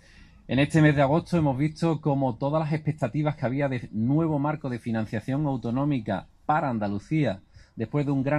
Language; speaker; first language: Spanish; native; Spanish